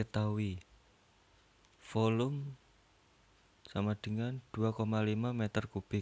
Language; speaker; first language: Indonesian; native; Indonesian